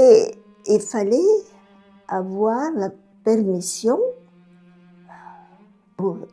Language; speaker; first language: French; non-native, fluent; Bulgarian